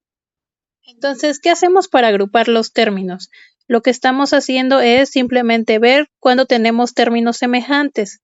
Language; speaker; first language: Spanish; native; Spanish